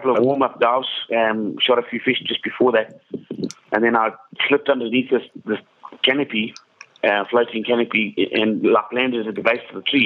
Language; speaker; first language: English; native; English